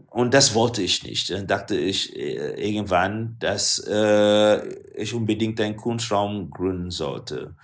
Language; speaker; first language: German; non-native, fluent; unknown